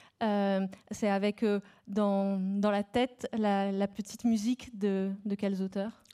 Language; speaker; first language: French; native; French